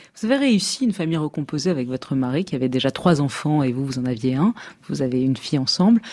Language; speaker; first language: French; native; French